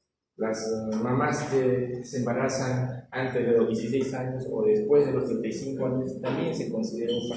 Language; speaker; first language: Spanish; native; Spanish